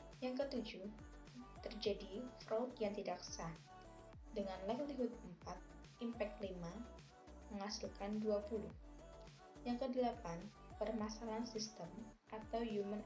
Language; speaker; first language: Indonesian; native; Indonesian